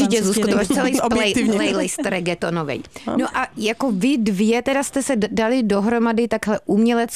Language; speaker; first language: Czech; native; Czech